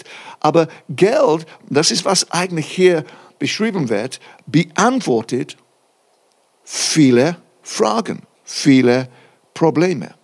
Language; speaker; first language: German; non-native, fluent; English